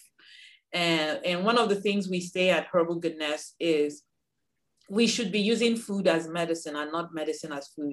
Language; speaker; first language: English; non-native, local second language; Igbo